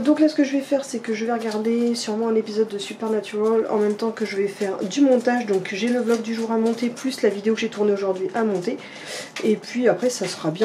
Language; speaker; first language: French; native; French